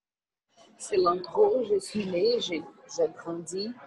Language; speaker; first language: French; non-native, learner; Portuguese